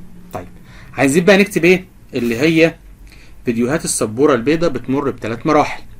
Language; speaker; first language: Arabic; native; Arabic